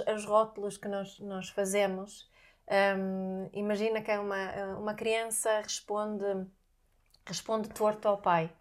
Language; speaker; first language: Portuguese; non-native, fluent; Swedish